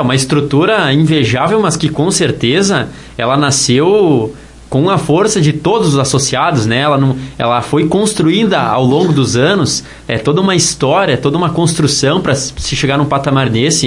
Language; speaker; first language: Portuguese; native; Portuguese